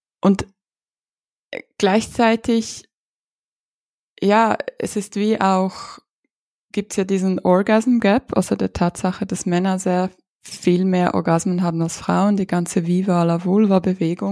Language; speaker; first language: German; native; German